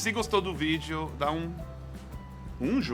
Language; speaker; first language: Portuguese; non-native, fluent; English